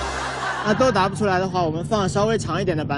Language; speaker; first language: Chinese; native; Chinese